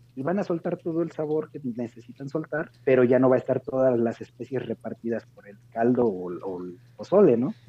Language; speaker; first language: Spanish; native; Spanish